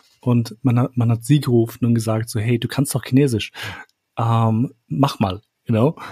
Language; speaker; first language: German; early bilingual, other home language; Albanian